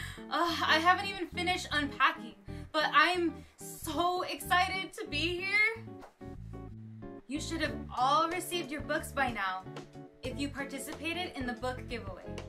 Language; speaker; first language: English; early bilingual, other home language; Spanish